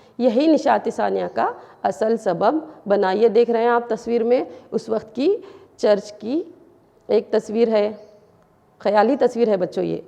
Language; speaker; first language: Urdu; native; Urdu